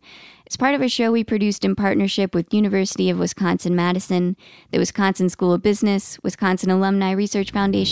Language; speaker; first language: English; native; English